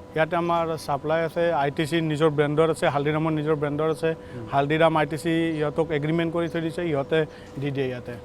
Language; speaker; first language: Assamese; native; Assamese